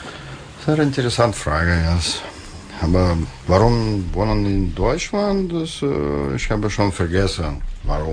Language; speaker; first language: German; non-native, learner; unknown